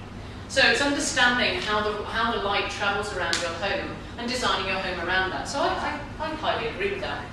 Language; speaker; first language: English; native; English